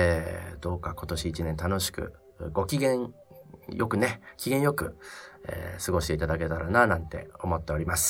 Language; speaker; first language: Japanese; native; Japanese